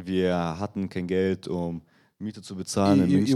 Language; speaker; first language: German; non-native, fluent; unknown